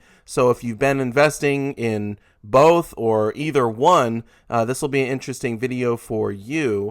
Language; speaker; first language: English; native; English